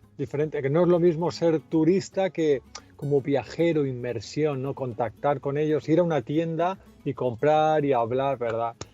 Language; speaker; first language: Spanish; native; Spanish